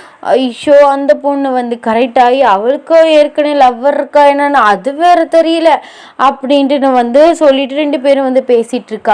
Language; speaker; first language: Tamil; native; Tamil